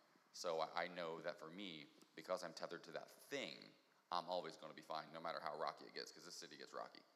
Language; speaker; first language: English; native; English